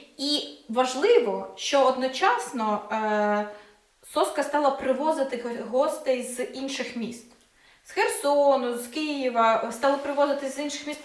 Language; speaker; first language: Ukrainian; non-native, local second language; Russian